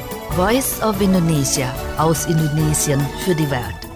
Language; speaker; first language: German; non-native, fluent; Indonesian